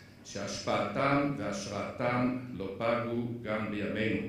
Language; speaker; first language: Hebrew; native; Hebrew